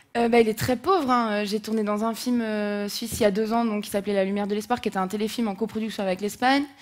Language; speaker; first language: French; native; French